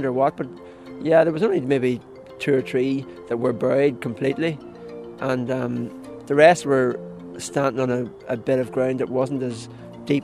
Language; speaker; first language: English; native; English